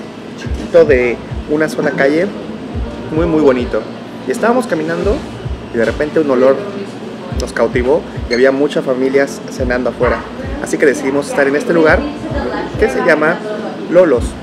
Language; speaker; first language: Spanish; native; Spanish